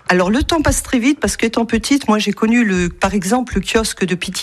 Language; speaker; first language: French; native; French